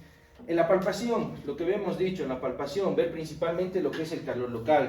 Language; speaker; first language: Spanish; native; Spanish